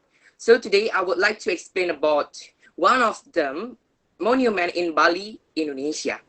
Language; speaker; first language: English; non-native, learner; Indonesian